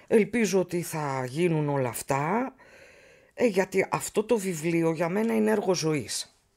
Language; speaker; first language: Greek; native; Greek